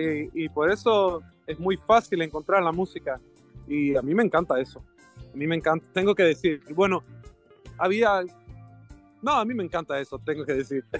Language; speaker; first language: Spanish; non-native, fluent; Swedish